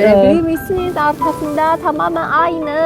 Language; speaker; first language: Turkish; non-native, fluent; Chinese